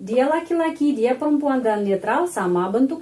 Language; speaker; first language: Indonesian; non-native, fluent; Russian